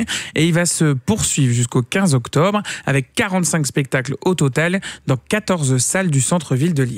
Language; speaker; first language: French; native; French